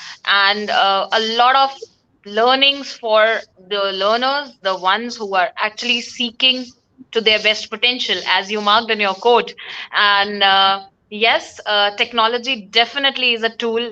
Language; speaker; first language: English; non-native, local second language; Hindi